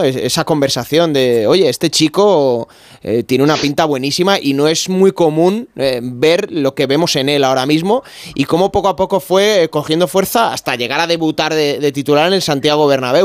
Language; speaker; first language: Spanish; native; Spanish